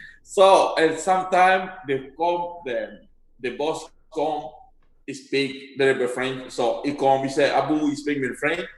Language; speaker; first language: English; non-native, learner; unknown